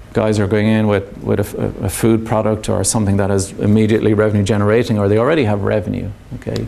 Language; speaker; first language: English; native; English